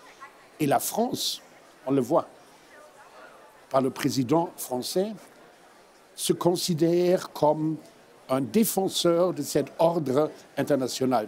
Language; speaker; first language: French; non-native, fluent; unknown